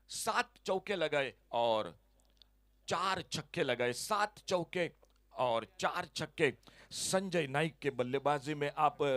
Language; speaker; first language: Hindi; non-native, local second language; Konkani